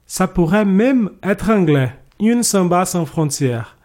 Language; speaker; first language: French; non-native, fluent; Portuguese